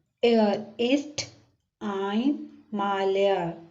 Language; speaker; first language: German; non-native, learner; Urdu